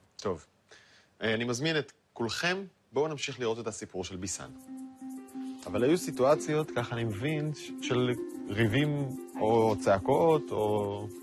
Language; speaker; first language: Hebrew; native; Hebrew